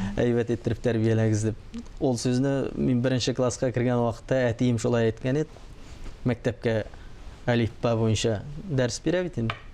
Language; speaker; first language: Tatar; early bilingual, heritage; Tatar